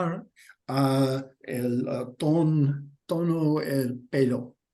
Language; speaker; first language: Spanish; non-native, learner; English